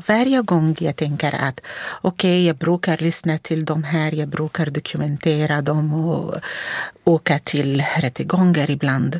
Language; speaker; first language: Swedish; non-native, learner; Arabic